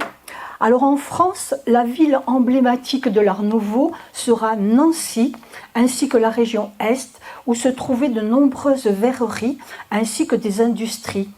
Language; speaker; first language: French; native; French